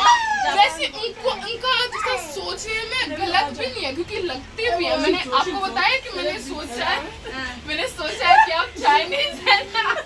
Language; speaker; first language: Hindi; early bilingual, other home language; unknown